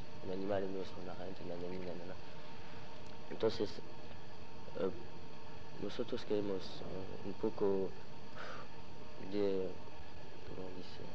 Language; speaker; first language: Spanish; non-native, learner; French